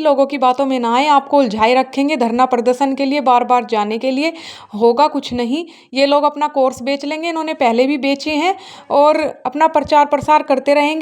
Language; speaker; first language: Hindi; native; Hindi